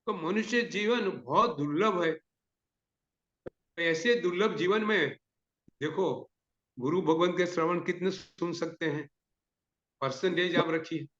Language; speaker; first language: Hindi; non-native, local second language; Gujarati